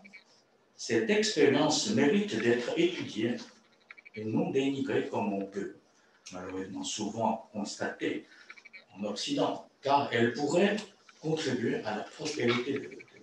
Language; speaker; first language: French; non-native, fluent; Chinese